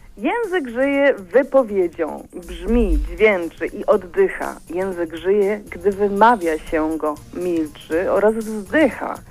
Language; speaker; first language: Polish; native; Polish